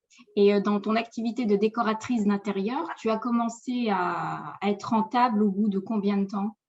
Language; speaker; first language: French; native; French